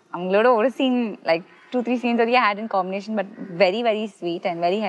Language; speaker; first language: Tamil; non-native, fluent; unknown